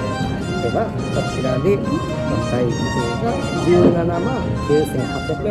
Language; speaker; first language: Japanese; native; Japanese